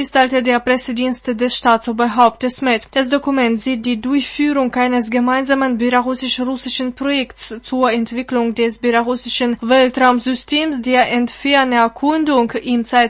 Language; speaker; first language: German; non-native, fluent; Russian